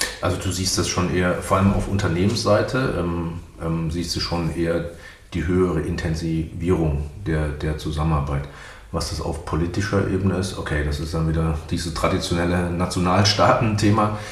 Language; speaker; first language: German; native; German